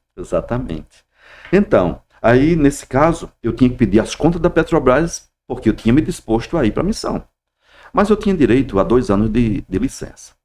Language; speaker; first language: Portuguese; native; Portuguese